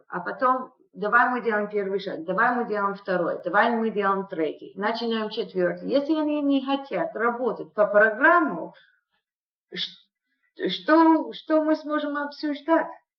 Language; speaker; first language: Russian; non-native, fluent; English